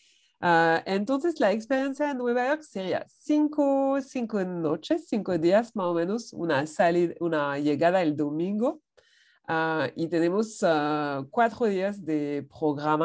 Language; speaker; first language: Spanish; non-native, fluent; French